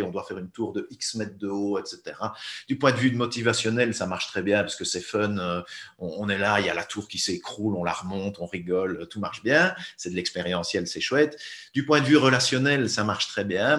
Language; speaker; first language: French; native; French